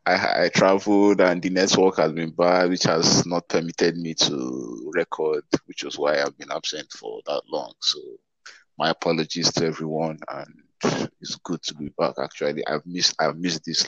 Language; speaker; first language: English; non-native, local second language; Igbo